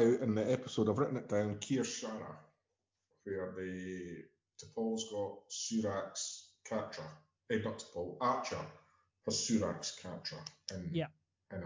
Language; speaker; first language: English; native; English